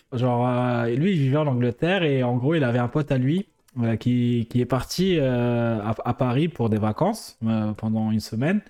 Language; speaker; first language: French; non-native, local second language; Arabic